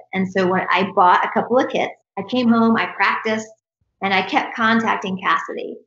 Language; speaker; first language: English; native; English